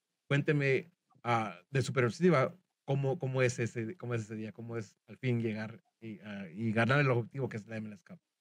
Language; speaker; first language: Spanish; early bilingual, heritage; Spanish